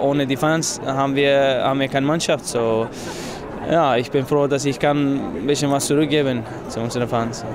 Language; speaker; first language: German; non-native, fluent; Icelandic